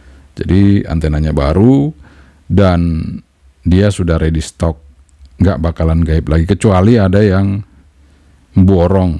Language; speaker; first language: Indonesian; native; Indonesian